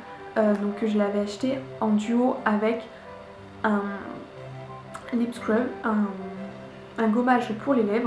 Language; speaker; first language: French; native; French